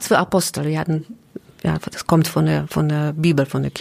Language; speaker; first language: German; non-native, learner; Polish